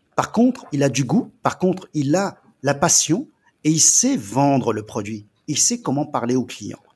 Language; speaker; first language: French; early bilingual, other home language; Chinese